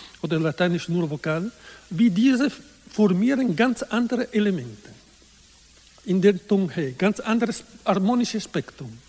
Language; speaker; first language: German; non-native, learner; Italian